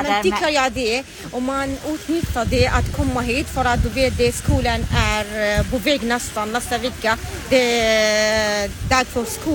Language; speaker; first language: Swedish; non-native, fluent; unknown